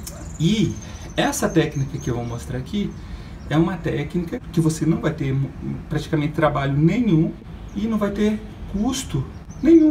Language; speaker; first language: Portuguese; native; Portuguese